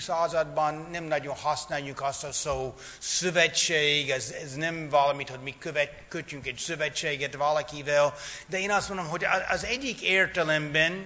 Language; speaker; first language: Hungarian; non-native, fluent; English